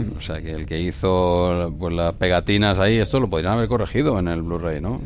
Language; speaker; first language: Spanish; native; Spanish